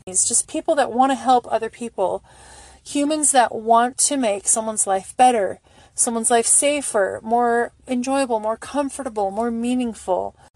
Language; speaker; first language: English; native; English